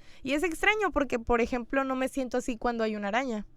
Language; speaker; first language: Spanish; native; Spanish